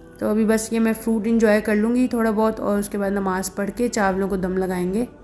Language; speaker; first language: Urdu; native; Urdu